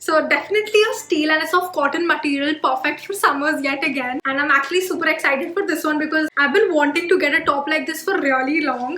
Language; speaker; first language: English; non-native, local second language; Hindi